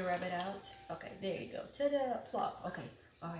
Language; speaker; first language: English; native; English